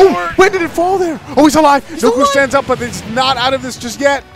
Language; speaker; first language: English; native; English